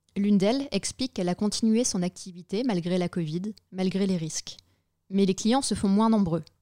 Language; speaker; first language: French; native; French